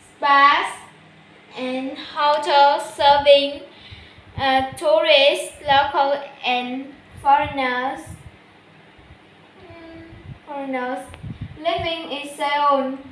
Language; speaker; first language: English; non-native, learner; Vietnamese